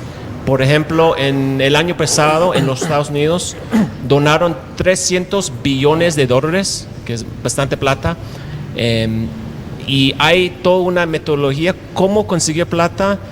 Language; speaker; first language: Spanish; non-native, fluent; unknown